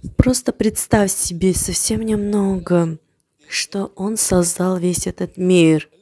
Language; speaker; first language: Russian; non-native, fluent; Armenian